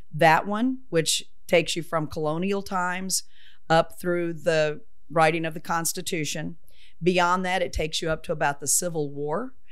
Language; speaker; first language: English; native; English